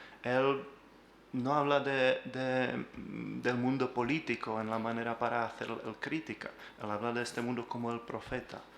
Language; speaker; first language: Spanish; non-native, learner; Czech